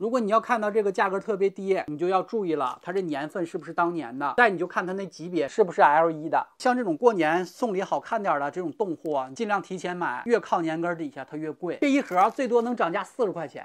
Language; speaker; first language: Chinese; native; Chinese